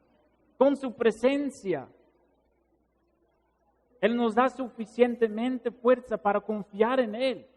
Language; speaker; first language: Spanish; non-native, fluent; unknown